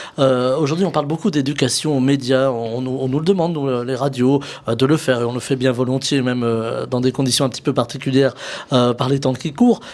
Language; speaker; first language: French; native; French